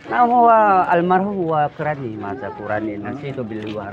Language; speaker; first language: Arabic; non-native, learner; Malay